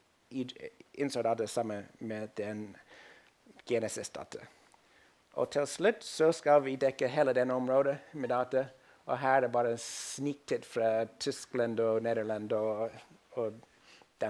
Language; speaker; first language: Norwegian; non-native, fluent; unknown